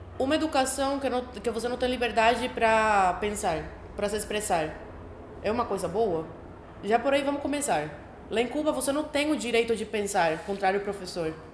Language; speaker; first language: Portuguese; early bilingual, other home language; Spanish